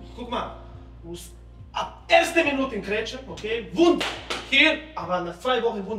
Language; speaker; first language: German; non-native, learner; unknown